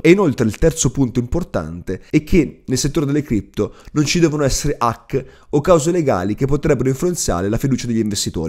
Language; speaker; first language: Italian; native; Italian